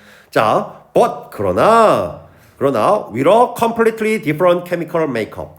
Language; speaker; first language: English; non-native, fluent; Korean